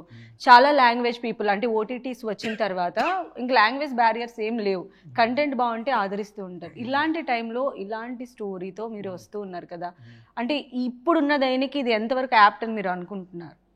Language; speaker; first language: Telugu; native; Telugu